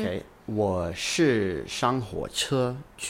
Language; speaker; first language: Chinese; non-native, learner; English